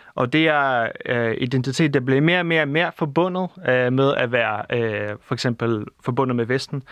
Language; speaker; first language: Danish; non-native, fluent; Russian